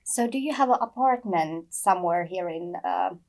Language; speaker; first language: English; non-native, fluent; Finnish